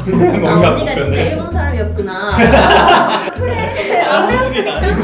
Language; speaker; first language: Korean; non-native, fluent; Japanese